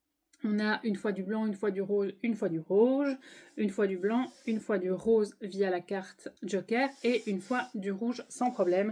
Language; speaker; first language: French; native; French